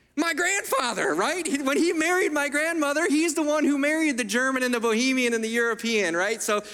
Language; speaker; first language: English; early bilingual, other home language; Italian